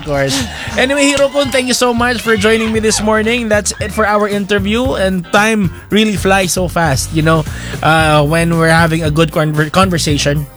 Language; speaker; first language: English; non-native, local second language; Cebuano